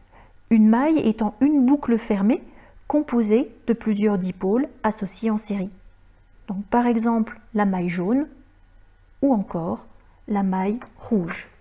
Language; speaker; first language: French; native; French